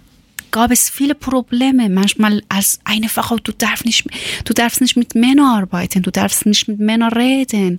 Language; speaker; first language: German; non-native, learner; Persian